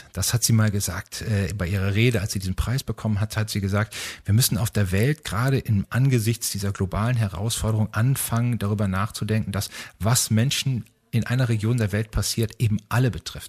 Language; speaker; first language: German; native; German